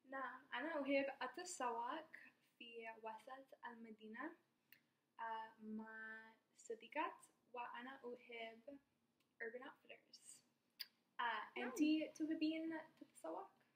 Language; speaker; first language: Arabic; non-native, learner; English